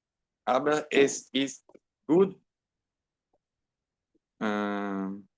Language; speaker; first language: German; non-native, learner; Portuguese